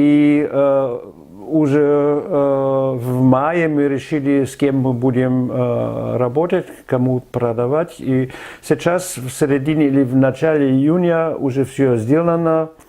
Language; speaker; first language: Russian; non-native, fluent; German